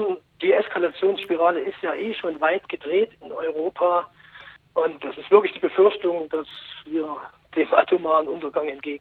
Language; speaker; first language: German; native; German